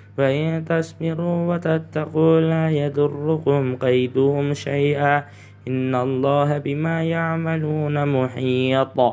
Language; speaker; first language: Arabic; non-native, learner; Indonesian